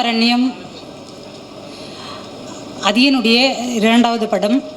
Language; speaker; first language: Tamil; native; Tamil